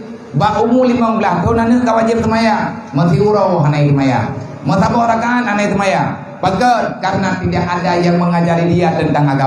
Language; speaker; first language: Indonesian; non-native, local second language; Achinese